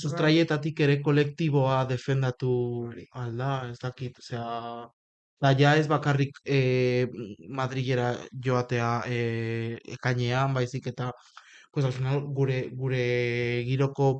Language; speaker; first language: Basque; non-native, local second language; Spanish